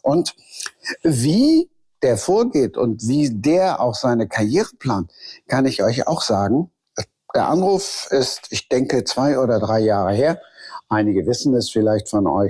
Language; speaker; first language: German; native; German